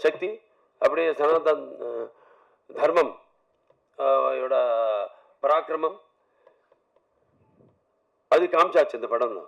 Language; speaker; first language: Tamil; non-native, learner; Telugu